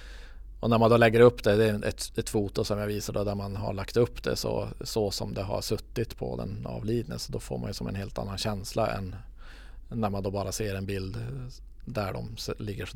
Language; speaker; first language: Swedish; native; Swedish